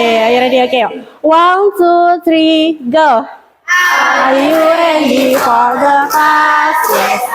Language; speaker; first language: English; non-native, learner; Indonesian